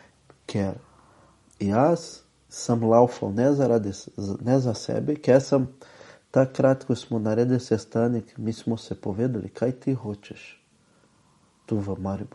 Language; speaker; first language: Slovenian; non-native, fluent; Portuguese